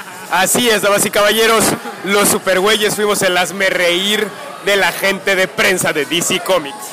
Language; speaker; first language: Spanish; native; Spanish